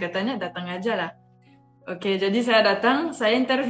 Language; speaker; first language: Indonesian; non-native, fluent; French